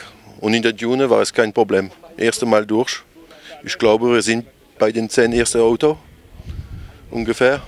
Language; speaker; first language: German; non-native, fluent; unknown